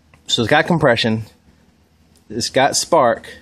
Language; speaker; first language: English; native; English